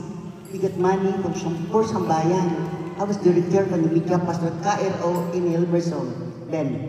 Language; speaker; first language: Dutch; non-native, fluent; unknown